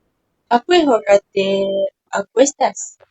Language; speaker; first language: Spanish; non-native, learner; Malay